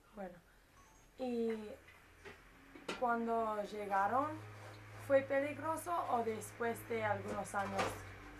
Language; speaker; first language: Spanish; non-native, learner; English